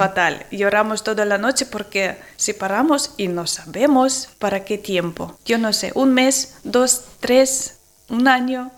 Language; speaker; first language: Spanish; non-native, learner; Ukrainian